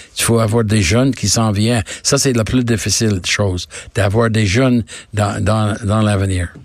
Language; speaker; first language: French; non-native, learner; English